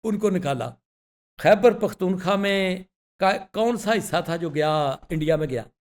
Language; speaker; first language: Urdu; non-native, local second language; Punjabi